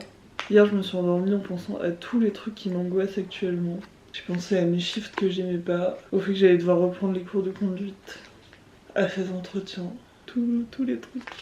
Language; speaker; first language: French; native; French